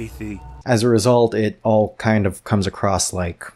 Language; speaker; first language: English; native; English